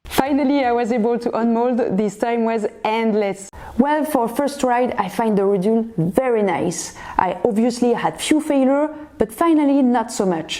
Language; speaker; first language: English; non-native, fluent; French